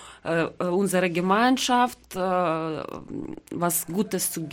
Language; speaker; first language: German; non-native, learner; Ukrainian